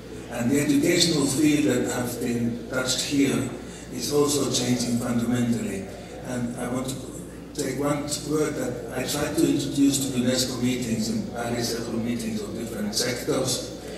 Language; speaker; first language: English; non-native, fluent; Finnish